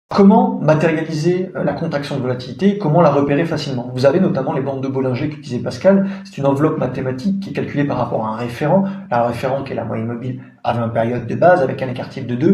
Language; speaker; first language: French; native; French